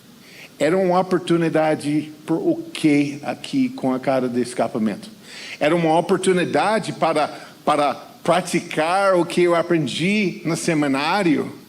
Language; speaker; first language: Portuguese; non-native, fluent; English